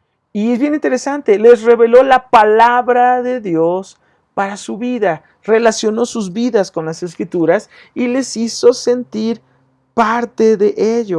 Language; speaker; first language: Spanish; native; Spanish